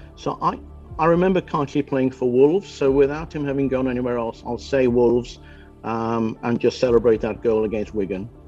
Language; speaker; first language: English; native; English